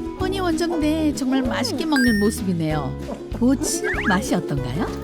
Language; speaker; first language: Korean; native; Korean